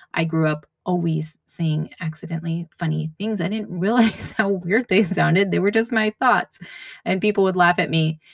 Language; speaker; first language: English; native; English